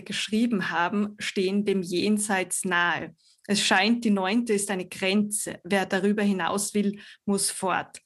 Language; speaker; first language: German; native; German